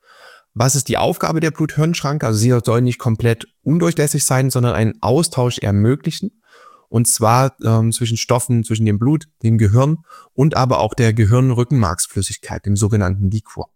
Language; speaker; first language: German; native; German